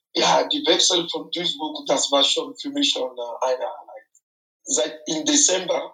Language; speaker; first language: German; non-native, fluent; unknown